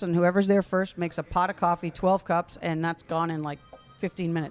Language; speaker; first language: English; native; English